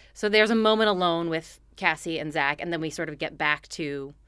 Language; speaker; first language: English; native; English